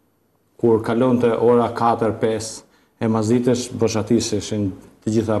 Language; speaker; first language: Albanian; native; Albanian